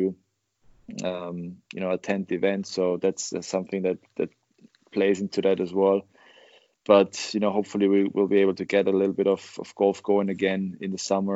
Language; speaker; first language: English; non-native, fluent; German